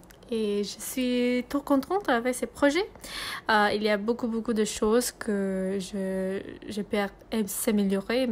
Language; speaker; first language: French; non-native, learner; English